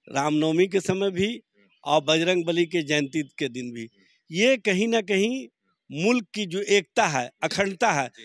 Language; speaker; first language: Hindi; native; Hindi